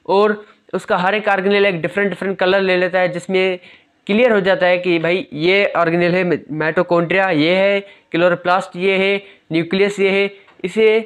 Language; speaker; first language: Urdu; native; Urdu